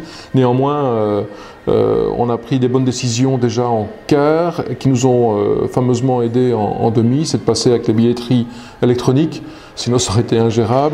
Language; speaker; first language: French; native; French